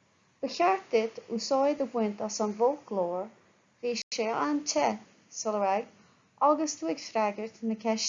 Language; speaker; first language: Irish; non-native, local second language; English